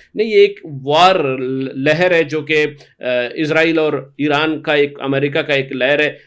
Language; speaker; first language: Urdu; non-native, local second language; Baluchi